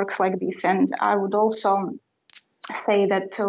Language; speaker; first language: English; non-native, fluent; Russian